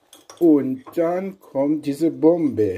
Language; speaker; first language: German; non-native, learner; Persian